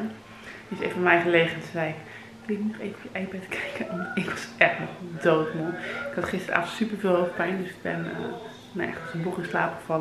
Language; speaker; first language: Dutch; native; Dutch